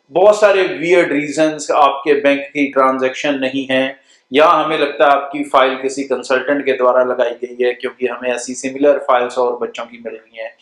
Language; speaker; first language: Hindi; non-native, local second language; Punjabi